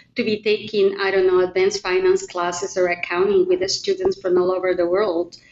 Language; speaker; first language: English; non-native, fluent; Spanish